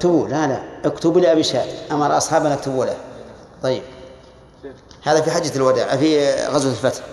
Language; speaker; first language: Arabic; native; Arabic